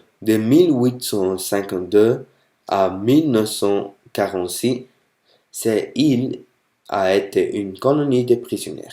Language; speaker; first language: French; non-native, learner; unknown